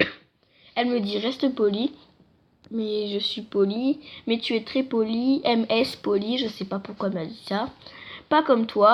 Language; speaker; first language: French; native; French